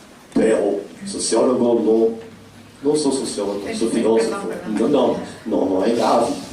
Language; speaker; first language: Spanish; non-native, fluent; French